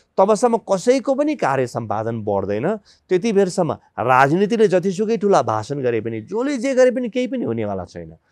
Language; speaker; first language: Nepali; native; Nepali